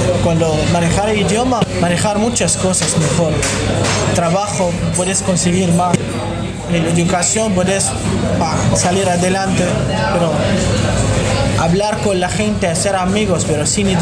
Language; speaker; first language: Spanish; non-native, learner; Arabic